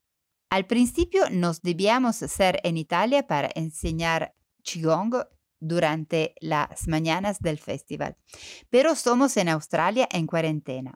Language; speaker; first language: Spanish; non-native, learner; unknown